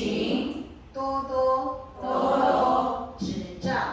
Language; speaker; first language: Chinese; non-native, fluent; Filipino